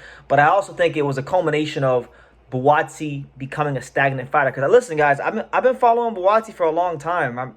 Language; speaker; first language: English; native; English